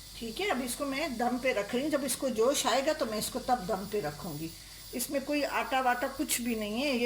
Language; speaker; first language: Urdu; non-native, local second language; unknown